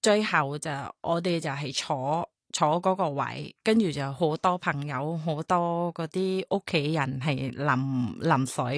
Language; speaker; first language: Cantonese; non-native, fluent; Thai